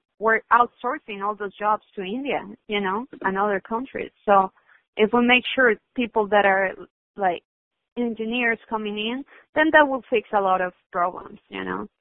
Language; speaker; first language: English; non-native, fluent; Spanish